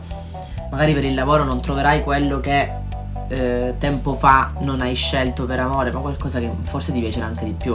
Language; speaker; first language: Italian; native; Italian